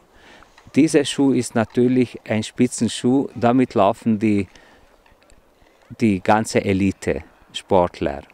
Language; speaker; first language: German; non-native, fluent; Hungarian